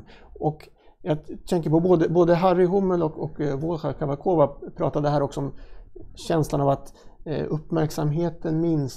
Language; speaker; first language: Swedish; native; Swedish